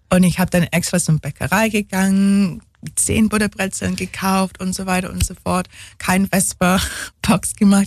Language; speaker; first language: German; non-native, fluent; English